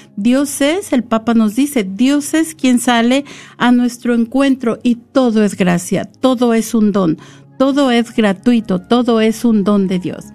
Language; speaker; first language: Spanish; native; Spanish